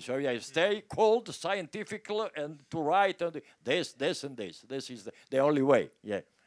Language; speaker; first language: English; non-native, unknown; Italian